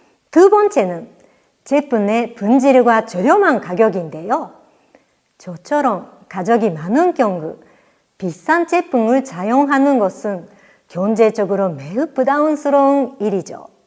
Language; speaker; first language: Korean; non-native, fluent; Japanese